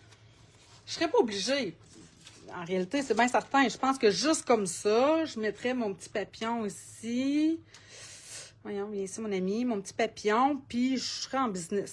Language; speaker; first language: French; native; French